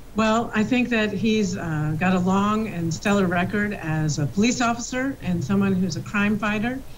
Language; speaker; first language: English; native; English